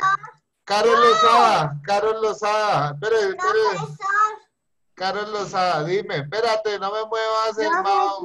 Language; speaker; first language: Spanish; native; Spanish